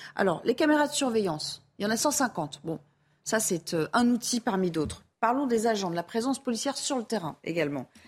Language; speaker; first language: French; native; French